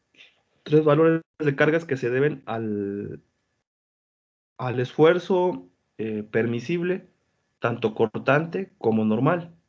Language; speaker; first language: Spanish; native; Spanish